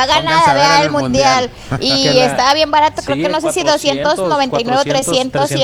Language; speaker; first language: Spanish; native; Spanish